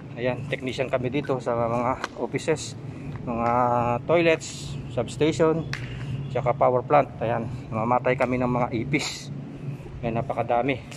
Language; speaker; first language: Filipino; non-native, local second language; Pampanga